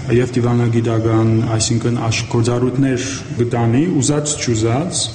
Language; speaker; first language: Armenian; early bilingual, heritage; Armenian